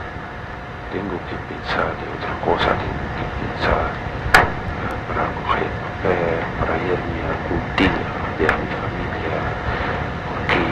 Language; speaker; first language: Spanish; non-native, learner; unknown